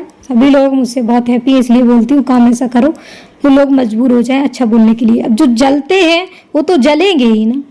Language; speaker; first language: Hindi; native; Hindi